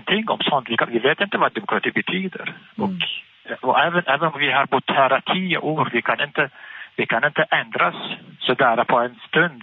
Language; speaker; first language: Swedish; non-native, fluent; Arabic